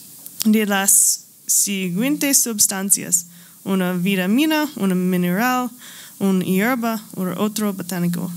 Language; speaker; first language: Spanish; non-native, learner; English